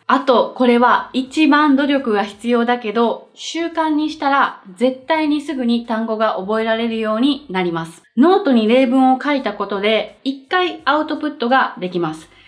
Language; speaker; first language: Japanese; native; Japanese